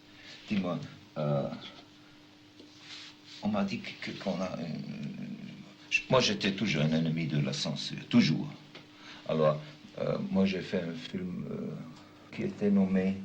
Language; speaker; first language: French; non-native, fluent; German